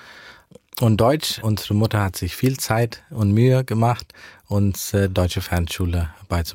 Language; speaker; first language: German; early bilingual, heritage; German